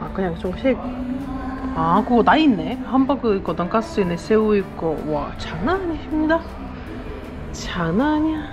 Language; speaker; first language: Korean; non-native, fluent; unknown